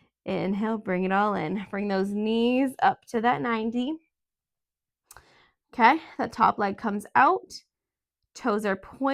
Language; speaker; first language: English; native; English